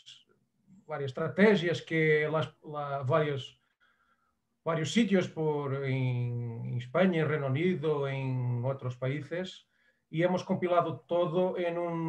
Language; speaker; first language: Spanish; non-native, fluent; Portuguese